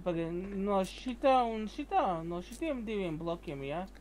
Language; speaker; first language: Russian; non-native, learner; Latvian